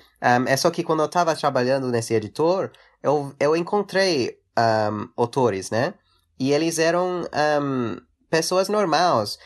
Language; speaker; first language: Portuguese; early bilingual, heritage; English